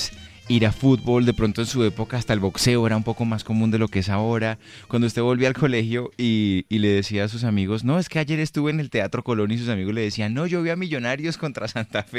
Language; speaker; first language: Spanish; native; Spanish